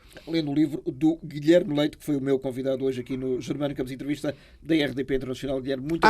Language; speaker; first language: Portuguese; native; Portuguese